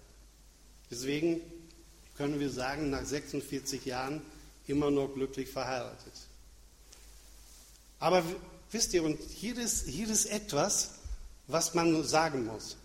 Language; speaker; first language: German; non-native, fluent; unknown